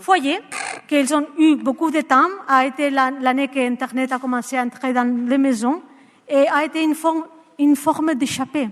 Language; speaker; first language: French; non-native, learner; Spanish